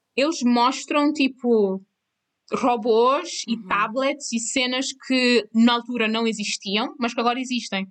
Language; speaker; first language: Portuguese; non-native, local second language; Kabuverdianu